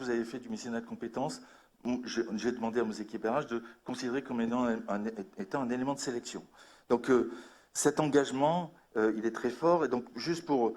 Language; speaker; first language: French; native; French